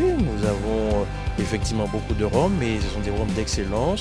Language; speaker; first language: French; native; French